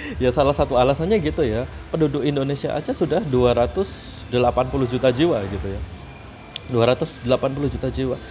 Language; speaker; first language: Indonesian; native; Indonesian